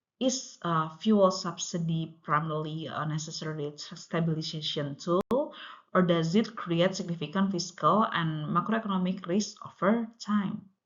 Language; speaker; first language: English; non-native, local second language; Indonesian